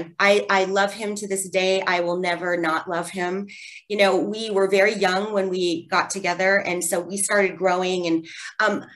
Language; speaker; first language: English; native; English